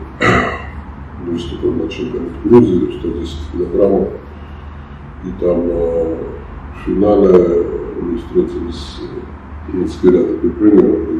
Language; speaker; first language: Russian; non-native, fluent; Georgian